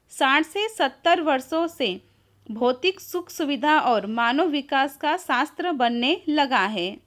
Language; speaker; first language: Hindi; non-native, local second language; Gujarati